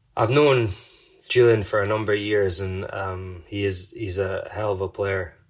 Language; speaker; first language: English; native; English